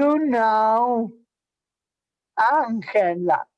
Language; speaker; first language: English; non-native, learner; Italian